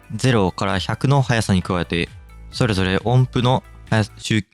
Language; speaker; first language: Japanese; native; Japanese